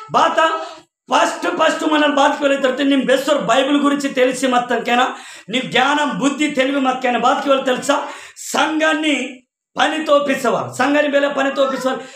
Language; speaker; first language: Telugu; non-native, local second language; Koya